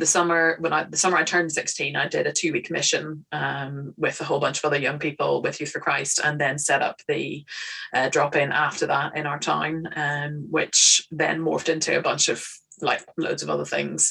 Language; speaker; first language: English; native; English